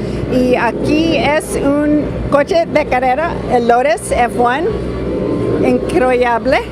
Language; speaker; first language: Spanish; non-native, learner; English